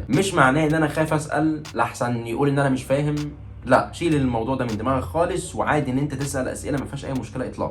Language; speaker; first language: Arabic; native; Arabic